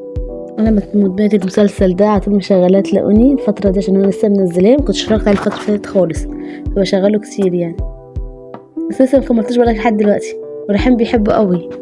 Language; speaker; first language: Arabic; native; Arabic